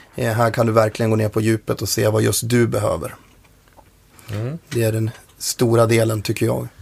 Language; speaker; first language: Swedish; native; Swedish